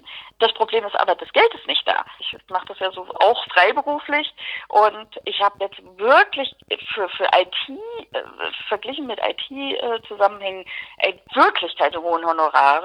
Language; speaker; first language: German; native; German